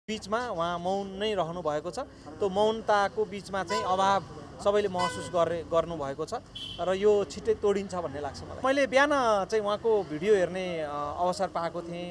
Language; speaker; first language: Nepali; native; Nepali